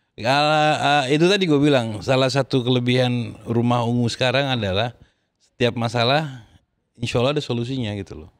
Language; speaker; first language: Indonesian; native; Indonesian